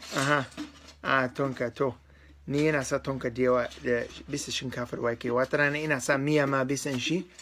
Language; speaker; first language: Hausa; non-native, learner; English